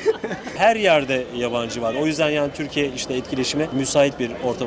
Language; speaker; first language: Turkish; native; Turkish